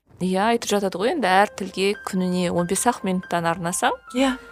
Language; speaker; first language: Kazakh; native; Kazakh